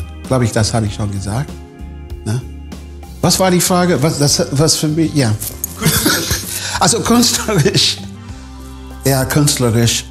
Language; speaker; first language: German; non-native, fluent; English